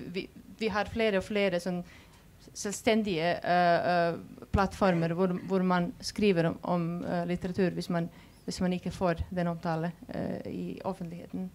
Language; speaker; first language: Swedish; non-native, fluent; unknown